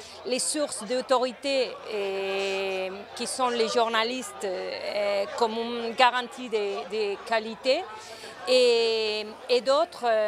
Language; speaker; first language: French; non-native, fluent; Spanish